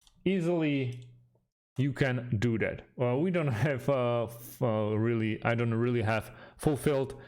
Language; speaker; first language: English; non-native, fluent; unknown